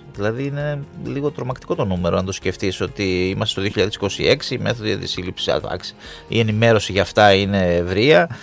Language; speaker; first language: Greek; native; Greek